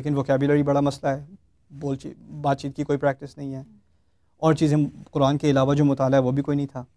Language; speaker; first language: Urdu; early bilingual, heritage; Urdu